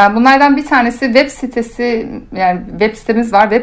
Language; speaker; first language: Turkish; early bilingual, heritage; Turkish